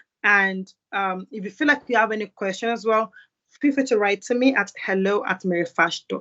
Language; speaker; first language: English; non-native, local second language; Yoruba